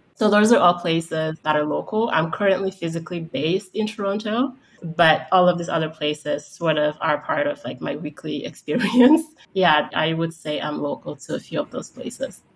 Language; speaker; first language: English; early bilingual, heritage; English